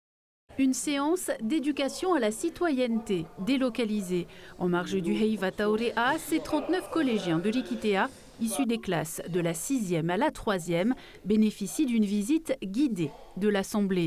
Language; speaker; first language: French; native; French